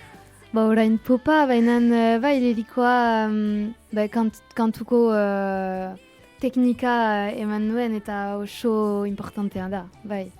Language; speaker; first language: Basque; non-native, local second language; French